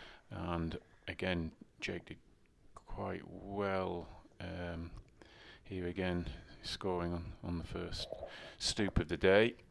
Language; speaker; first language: English; native; English